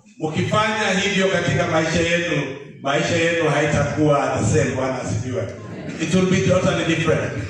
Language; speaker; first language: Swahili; non-native, local second language; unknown